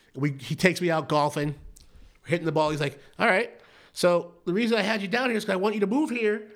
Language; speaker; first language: English; native; English